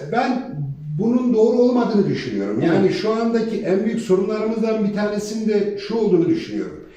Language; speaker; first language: Turkish; native; Turkish